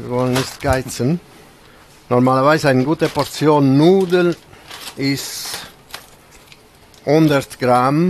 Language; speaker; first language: German; non-native, fluent; Italian